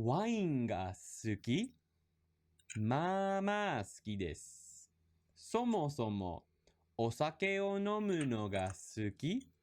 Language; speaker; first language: Japanese; non-native, fluent; English